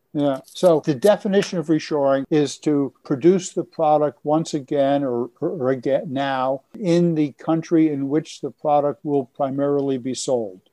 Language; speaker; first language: English; native; English